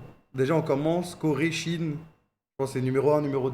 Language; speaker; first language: French; native; French